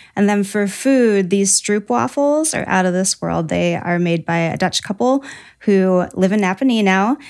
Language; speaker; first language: English; native; English